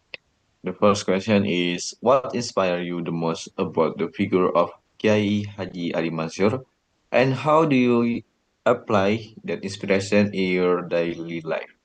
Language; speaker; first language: English; non-native, learner; Indonesian